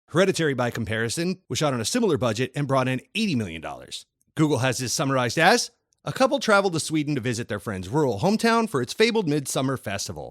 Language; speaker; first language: English; native; English